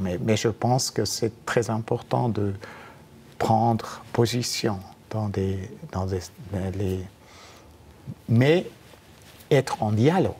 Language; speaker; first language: French; non-native, fluent; German